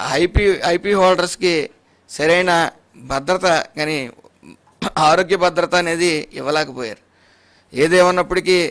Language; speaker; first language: Telugu; native; Telugu